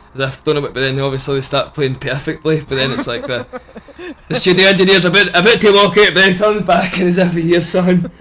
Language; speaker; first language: English; native; English